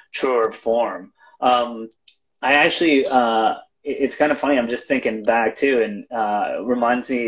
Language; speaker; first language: English; native; English